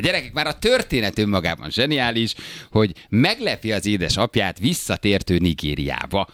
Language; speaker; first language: Hungarian; native; Hungarian